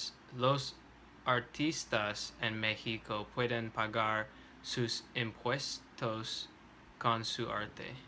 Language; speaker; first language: Spanish; non-native, learner; English